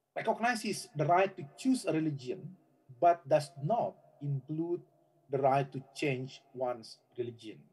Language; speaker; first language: English; non-native, fluent; Indonesian